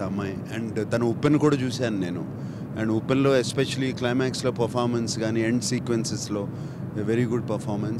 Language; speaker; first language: Telugu; native; Telugu